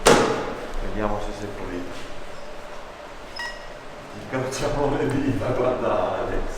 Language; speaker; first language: Italian; native; Italian